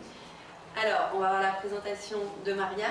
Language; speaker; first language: French; native; French